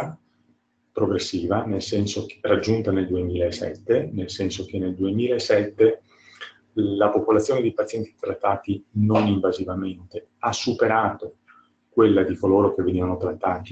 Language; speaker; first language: Italian; native; Italian